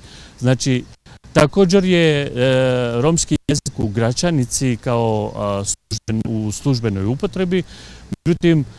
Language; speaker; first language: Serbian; non-native, local second language; Romany